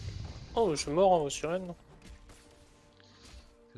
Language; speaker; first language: French; native; French